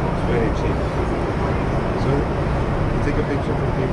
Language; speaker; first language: English; non-native, learner; Swedish